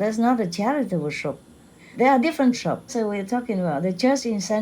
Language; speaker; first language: English; non-native, fluent; Vietnamese